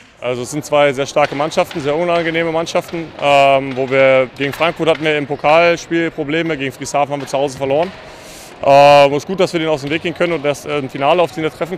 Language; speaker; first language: German; native; German